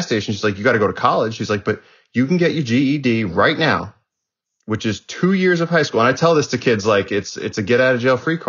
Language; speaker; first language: English; native; English